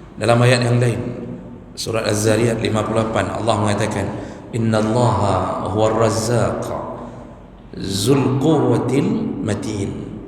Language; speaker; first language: Malay; non-native, local second language; Achinese